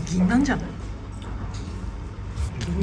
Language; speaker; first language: Japanese; native; Japanese